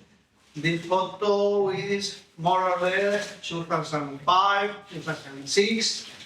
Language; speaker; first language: English; non-native, fluent; Spanish